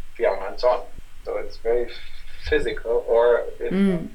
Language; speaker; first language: English; non-native, fluent; German